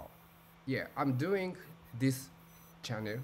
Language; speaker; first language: English; non-native, learner; Japanese